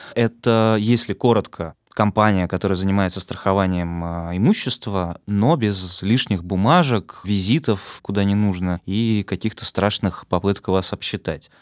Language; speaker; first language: Russian; native; Russian